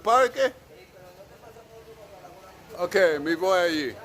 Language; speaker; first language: Spanish; non-native, learner; English